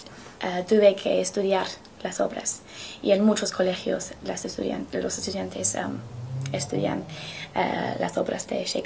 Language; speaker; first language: Spanish; non-native, learner; English